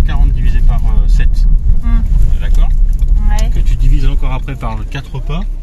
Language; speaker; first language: French; native; French